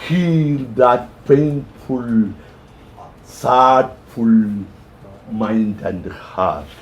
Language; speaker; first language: English; non-native, local second language; Malayalam